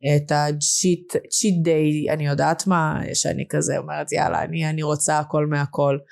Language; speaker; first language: Hebrew; early bilingual, other home language; Russian